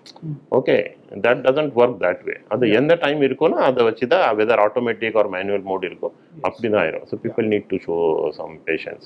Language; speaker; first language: Tamil; non-native, fluent; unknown